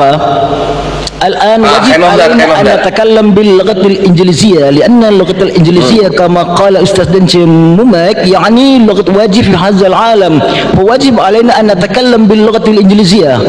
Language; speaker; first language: Arabic; non-native, learner; Indonesian